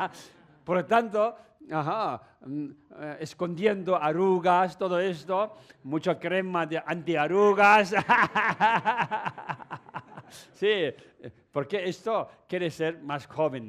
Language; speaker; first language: Spanish; non-native, learner; Tibetan